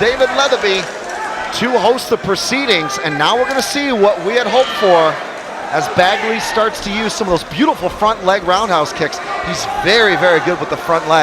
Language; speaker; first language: English; native; English